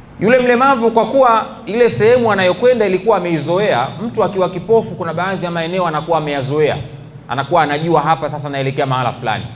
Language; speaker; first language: Swahili; native; Swahili